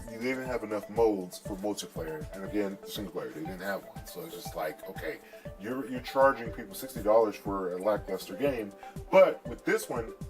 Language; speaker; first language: English; native; English